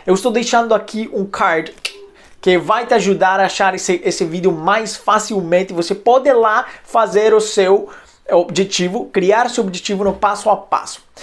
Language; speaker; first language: Portuguese; non-native, fluent; Spanish